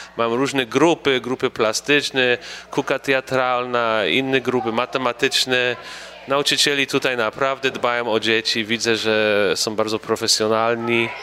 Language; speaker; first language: Polish; early bilingual, heritage; English